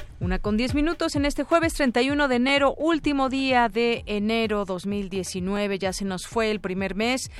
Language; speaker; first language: Spanish; native; Spanish